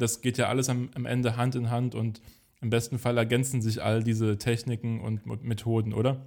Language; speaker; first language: German; native; German